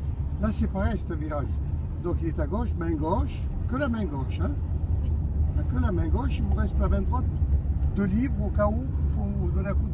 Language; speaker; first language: French; native; French